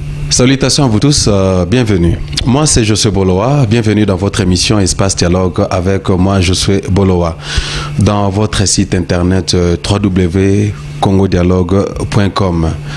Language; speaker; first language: French; non-native, local second language; Lingala